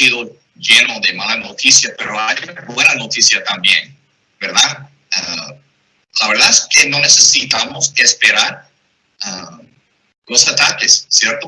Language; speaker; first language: Spanish; non-native, fluent; English